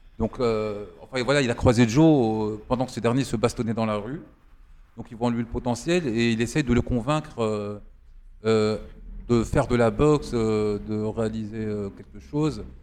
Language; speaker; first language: French; non-native, local second language; Arabic